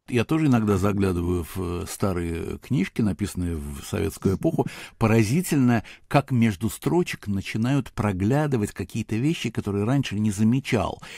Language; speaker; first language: Russian; native; Russian